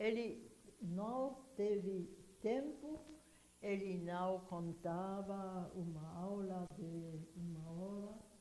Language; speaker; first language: Portuguese; non-native, fluent; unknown